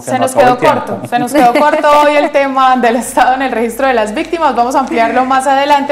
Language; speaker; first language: Spanish; native; Spanish